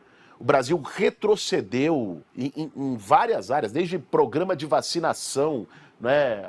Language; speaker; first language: Portuguese; native; Portuguese